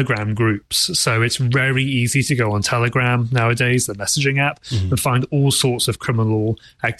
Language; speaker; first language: English; native; English